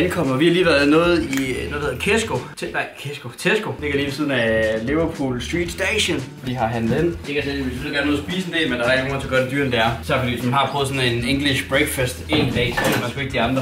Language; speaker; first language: Danish; native; Danish